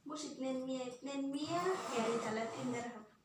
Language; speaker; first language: Arabic; non-native, learner; Bangla